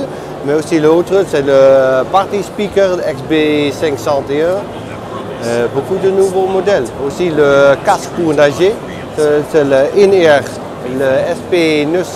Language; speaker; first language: French; non-native, learner; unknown